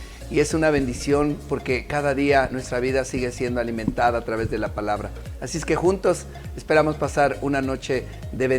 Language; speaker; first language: Spanish; native; Spanish